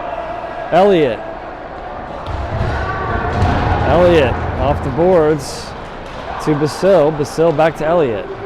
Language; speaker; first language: English; native; English